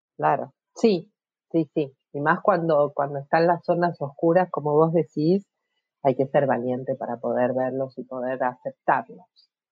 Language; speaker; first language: Spanish; native; Spanish